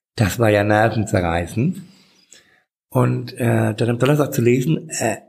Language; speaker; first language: German; native; German